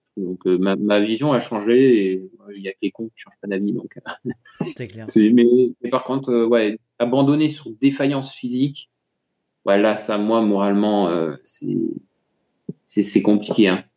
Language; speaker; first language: French; native; French